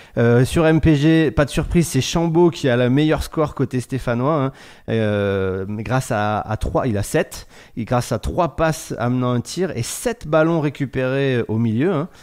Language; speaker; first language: French; native; French